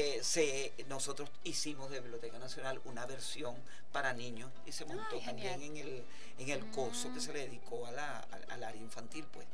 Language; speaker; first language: Spanish; native; Spanish